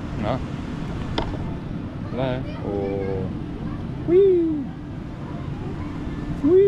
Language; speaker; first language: Swedish; native; Swedish